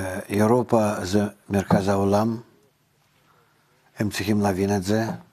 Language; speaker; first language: Hebrew; non-native, fluent; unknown